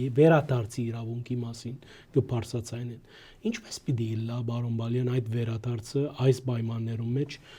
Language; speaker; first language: Armenian; early bilingual, heritage; Armenian